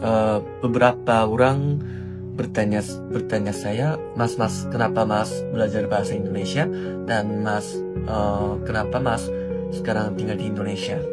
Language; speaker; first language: Indonesian; non-native, learner; Korean